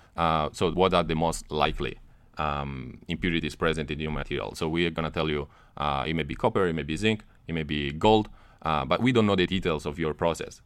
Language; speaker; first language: English; non-native, fluent; Italian